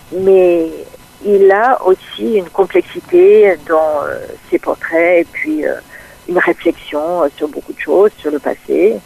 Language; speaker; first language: French; non-native, fluent; English